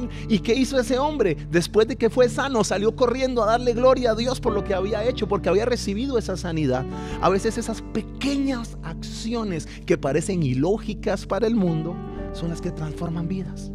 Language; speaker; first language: Spanish; native; Spanish